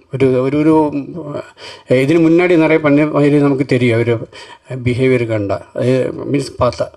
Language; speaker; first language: Tamil; non-native, learner; Malayalam